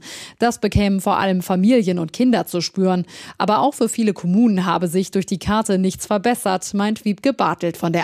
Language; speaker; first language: German; native; German